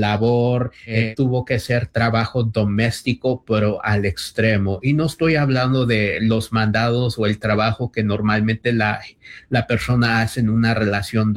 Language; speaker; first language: Spanish; early bilingual, heritage; Spanish